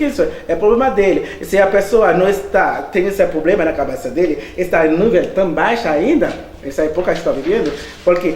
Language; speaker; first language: Portuguese; non-native, learner; Haitian Creole